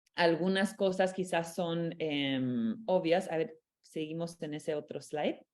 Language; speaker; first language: Spanish; non-native, fluent; Romanian